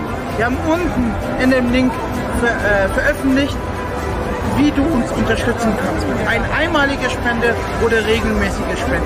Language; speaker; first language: German; non-native, fluent; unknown